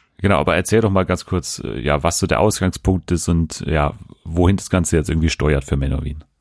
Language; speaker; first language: German; native; German